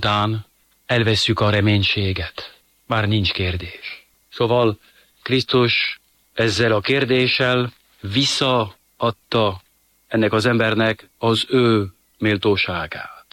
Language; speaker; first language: Hungarian; non-native, fluent; French